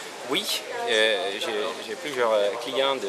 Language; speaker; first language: French; non-native, fluent; Dutch